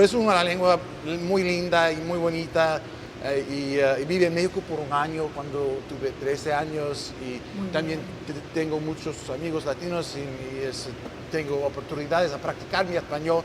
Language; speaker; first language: Spanish; non-native, learner; English